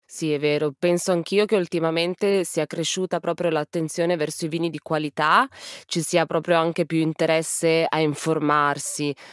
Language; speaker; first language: Italian; native; Italian